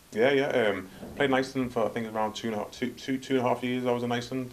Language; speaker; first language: English; native; English